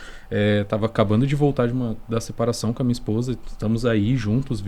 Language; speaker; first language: Portuguese; native; Portuguese